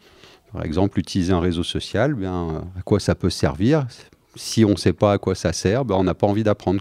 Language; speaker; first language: French; native; French